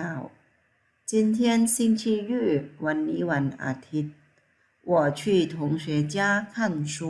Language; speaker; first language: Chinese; non-native, fluent; Thai